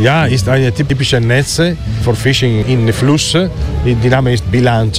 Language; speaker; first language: German; non-native, learner; Italian